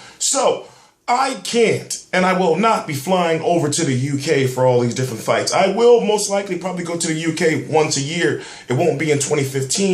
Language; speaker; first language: English; native; English